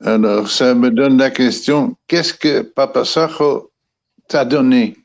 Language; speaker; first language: French; non-native, fluent; Dutch